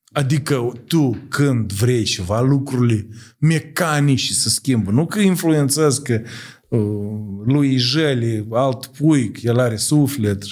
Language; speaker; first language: Romanian; native; Romanian